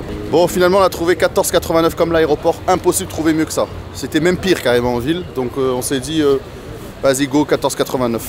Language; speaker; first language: French; native; French